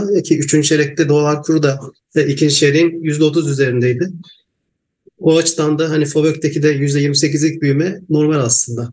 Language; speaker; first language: Turkish; native; Turkish